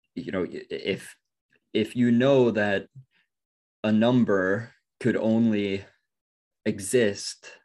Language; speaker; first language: English; non-native, fluent; Norwegian